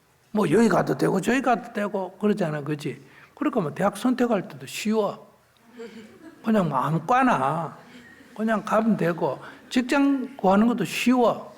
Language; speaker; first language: Korean; native; Korean